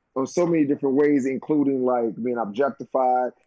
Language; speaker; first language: English; native; English